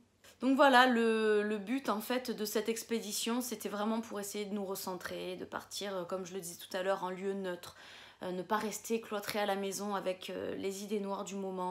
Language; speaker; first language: French; native; French